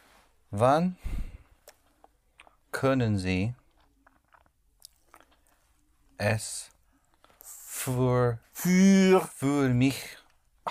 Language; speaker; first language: German; non-native, learner; English